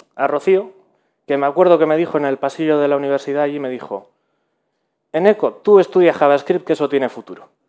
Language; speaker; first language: Spanish; native; Spanish